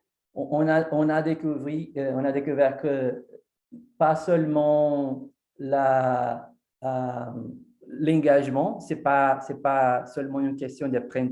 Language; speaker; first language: French; non-native, fluent; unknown